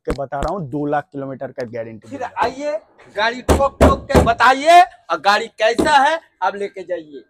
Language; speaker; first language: Hindi; non-native, local second language; Bangla